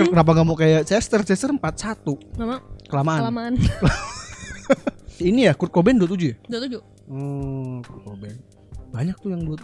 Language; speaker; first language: Indonesian; native; Indonesian